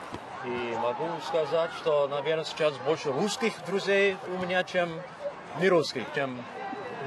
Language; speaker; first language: Russian; non-native, fluent; English